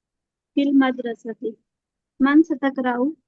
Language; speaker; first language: Arabic; non-native, fluent; Urdu